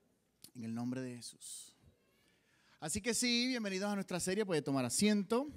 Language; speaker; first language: Spanish; native; Spanish